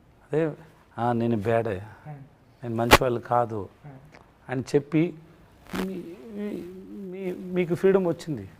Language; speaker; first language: Telugu; non-native, learner; Tamil